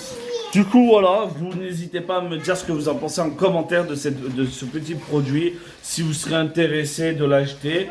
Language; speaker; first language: French; native; French